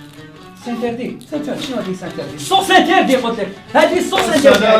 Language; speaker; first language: Arabic; native; Arabic